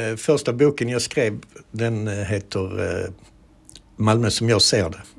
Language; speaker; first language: Swedish; native; Swedish